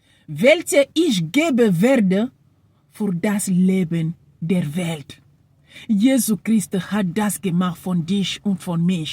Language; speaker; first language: German; non-native, learner; French